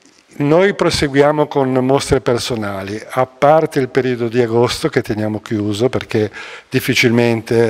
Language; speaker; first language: Italian; native; Italian